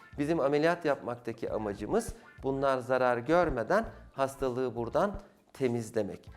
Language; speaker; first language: Turkish; native; Turkish